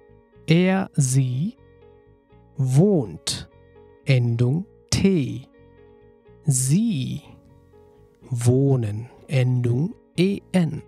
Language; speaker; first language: German; non-native, fluent; Nepali